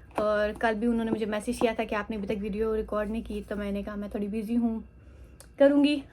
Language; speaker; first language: Urdu; native; Urdu